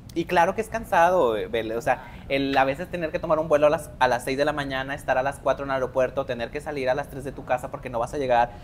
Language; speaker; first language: Spanish; native; Spanish